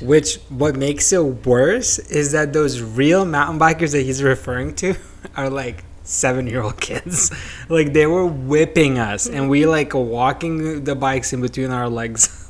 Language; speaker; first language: English; non-native, fluent; Lithuanian